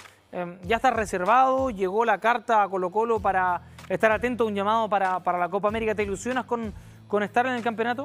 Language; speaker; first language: Spanish; native; Spanish